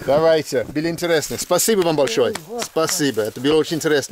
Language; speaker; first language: Russian; non-native, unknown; English